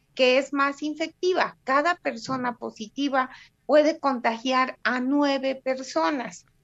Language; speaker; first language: Spanish; non-native, fluent; Russian